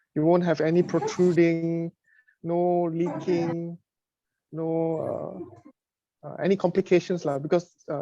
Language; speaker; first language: English; non-native, local second language; Chinese